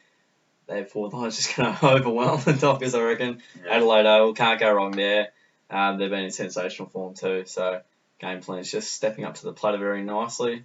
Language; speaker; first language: English; native; English